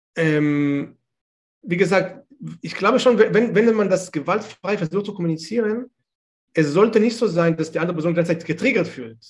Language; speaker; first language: German; non-native, fluent; Hebrew